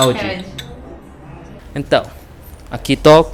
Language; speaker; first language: Portuguese; non-native, learner; Indonesian